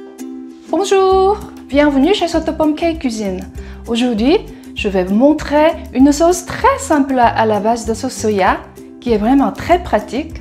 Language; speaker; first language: French; non-native, fluent; Korean